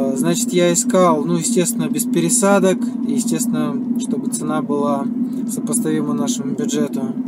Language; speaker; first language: Russian; native; Russian